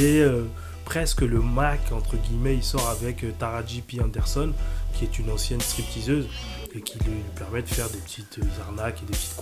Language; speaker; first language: French; native; French